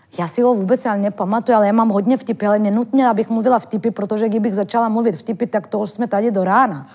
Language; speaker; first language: Czech; non-native, fluent; Turkish